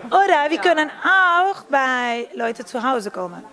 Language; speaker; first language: German; non-native, learner; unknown